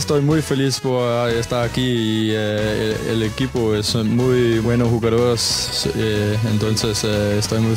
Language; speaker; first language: Spanish; non-native, learner; Danish